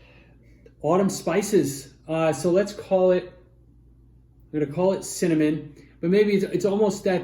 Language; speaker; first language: English; native; English